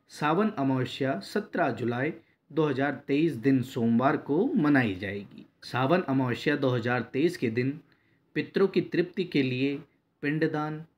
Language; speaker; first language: Hindi; native; Hindi